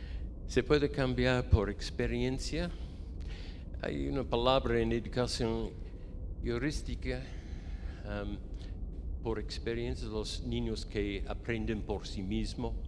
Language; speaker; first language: Spanish; non-native, fluent; English